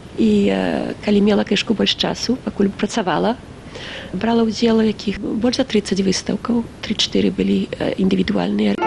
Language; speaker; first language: Belarusian; early bilingual, heritage; Belarusian